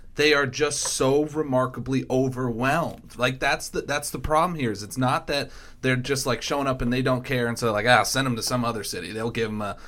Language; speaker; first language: English; native; English